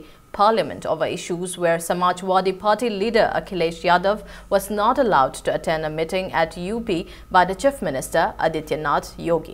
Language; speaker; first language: English; non-native, local second language; Manipuri